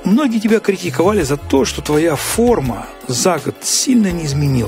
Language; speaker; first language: Russian; native; Russian